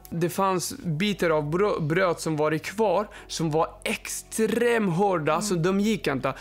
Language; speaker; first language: Swedish; non-native, fluent; Persian